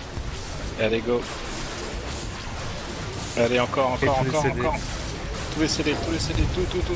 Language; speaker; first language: French; native; French